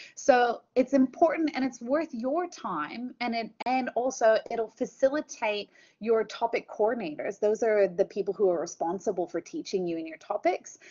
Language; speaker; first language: English; native; English